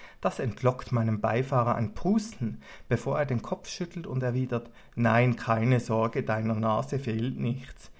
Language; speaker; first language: German; native; German